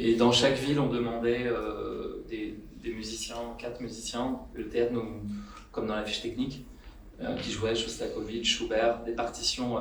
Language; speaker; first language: French; native; French